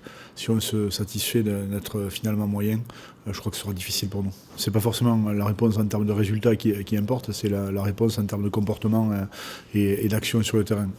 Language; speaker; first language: French; native; French